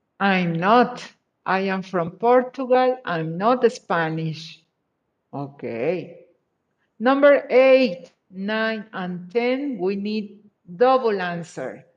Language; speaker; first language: English; non-native, fluent; Spanish